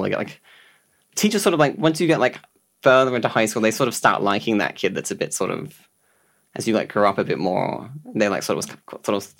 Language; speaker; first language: English; native; English